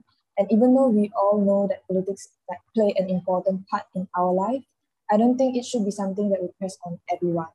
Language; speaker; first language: English; non-native, local second language; Chinese